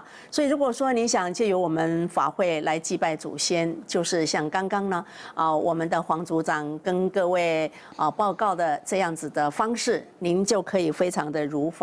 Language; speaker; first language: Chinese; native; Chinese